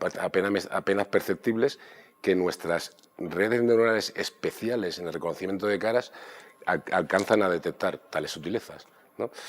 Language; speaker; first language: Spanish; native; Spanish